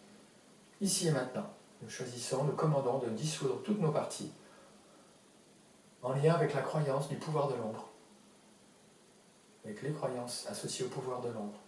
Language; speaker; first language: French; native; French